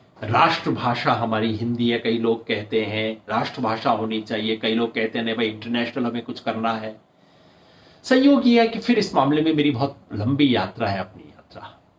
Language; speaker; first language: Hindi; native; Hindi